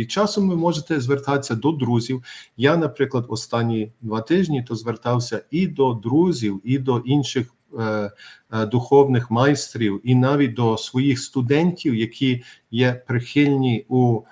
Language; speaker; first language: Ukrainian; early bilingual, heritage; Ukrainian